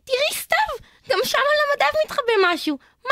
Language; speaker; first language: Hebrew; native; Hebrew